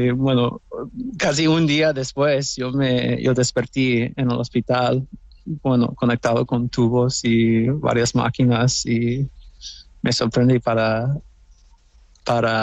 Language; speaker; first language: Spanish; non-native, fluent; English